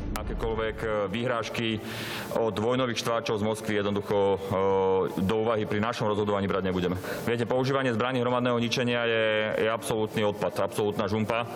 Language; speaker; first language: Slovak; native; Slovak